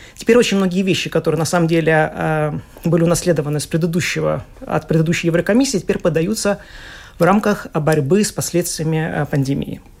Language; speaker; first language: Russian; native; Russian